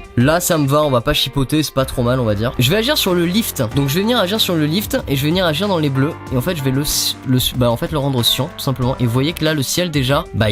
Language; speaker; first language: French; native; French